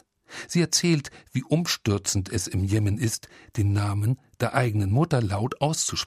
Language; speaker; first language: German; native; German